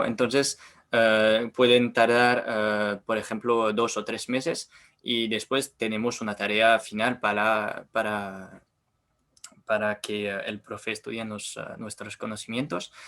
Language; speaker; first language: Spanish; non-native, learner; French